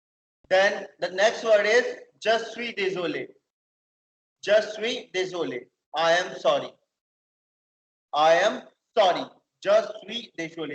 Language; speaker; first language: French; non-native, fluent; Hindi